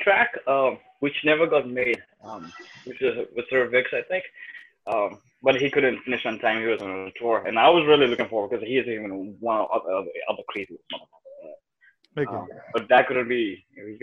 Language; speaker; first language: English; non-native, local second language; Nepali